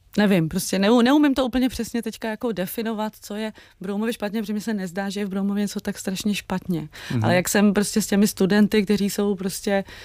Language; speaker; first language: Czech; native; Czech